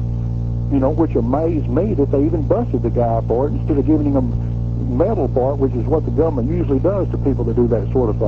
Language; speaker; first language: English; native; English